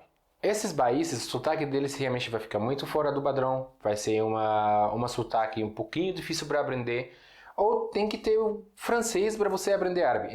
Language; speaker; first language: Portuguese; non-native, fluent; Arabic